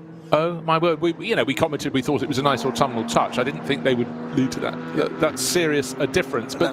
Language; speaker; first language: English; native; English